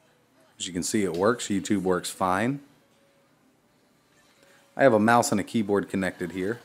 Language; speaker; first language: English; native; English